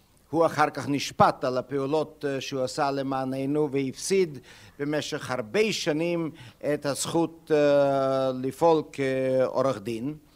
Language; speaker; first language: Hebrew; non-native, fluent; German